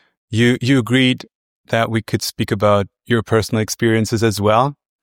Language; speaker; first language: English; non-native, fluent; German